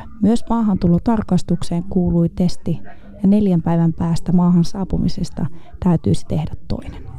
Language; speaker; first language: Finnish; native; Finnish